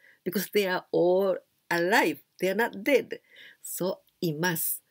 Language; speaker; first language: English; non-native, fluent; Japanese